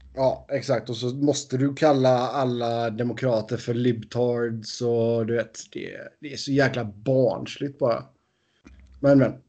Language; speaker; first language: Swedish; native; Swedish